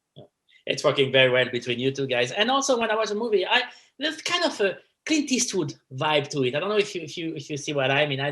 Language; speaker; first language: English; non-native, fluent; French